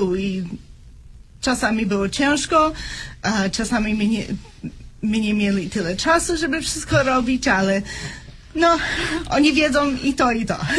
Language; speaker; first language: Polish; early bilingual, heritage; Polish